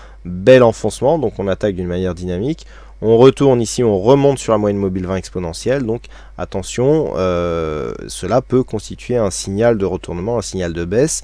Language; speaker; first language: French; native; French